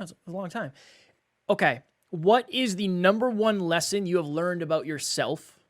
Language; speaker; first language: English; native; English